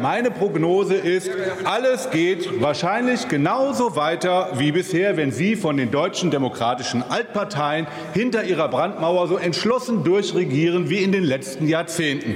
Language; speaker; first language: German; native; German